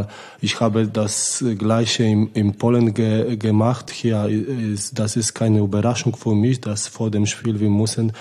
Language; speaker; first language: German; non-native, learner; Polish